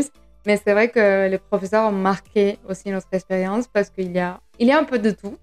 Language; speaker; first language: French; non-native, fluent; Spanish